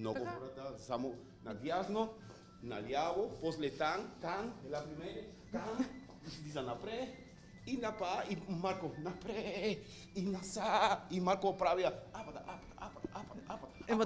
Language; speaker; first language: Bulgarian; non-native, learner; Spanish